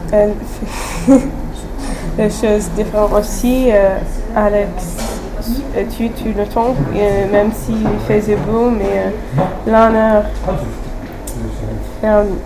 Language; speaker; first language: French; non-native, learner; English